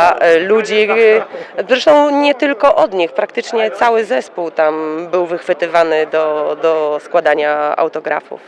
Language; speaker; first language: Polish; native; Polish